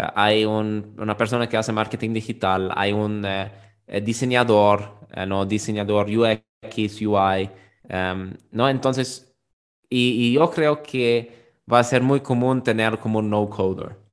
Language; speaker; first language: Spanish; non-native, fluent; German